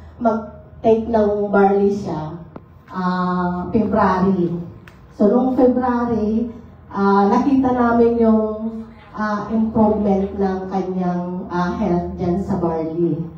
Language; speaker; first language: Filipino; non-native, local second language; Bikol